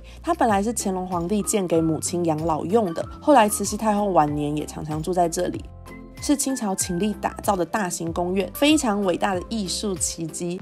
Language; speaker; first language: Chinese; native; Chinese